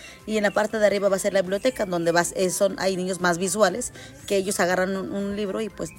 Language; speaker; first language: Spanish; native; Spanish